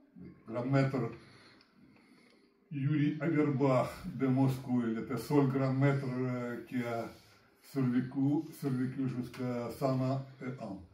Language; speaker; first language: French; non-native, learner; Russian